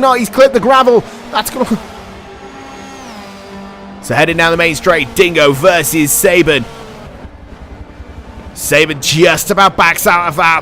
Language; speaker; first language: English; native; English